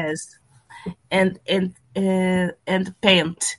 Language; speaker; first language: English; non-native, learner; Portuguese